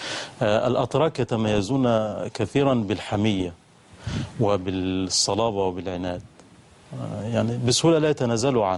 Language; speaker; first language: Arabic; native; Arabic